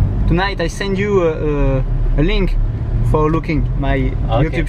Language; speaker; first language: English; non-native, learner; French